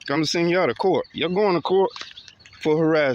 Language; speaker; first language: English; native; English